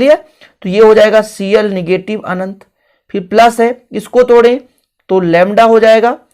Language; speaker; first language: Hindi; native; Hindi